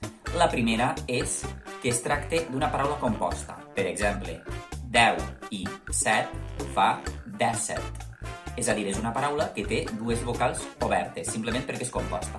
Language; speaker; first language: Catalan; native; Catalan